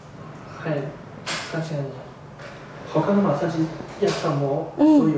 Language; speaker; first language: Japanese; non-native, learner; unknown